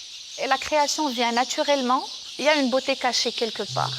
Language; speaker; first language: French; non-native, local second language; Arabic